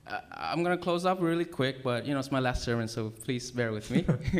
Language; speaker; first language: English; early bilingual, other home language; Vietnamese